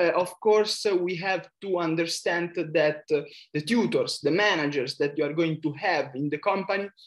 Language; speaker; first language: English; non-native, fluent; Italian